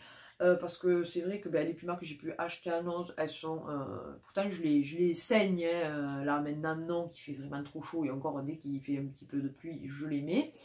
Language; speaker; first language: French; native; French